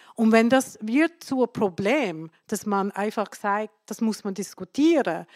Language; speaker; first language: German; non-native, fluent; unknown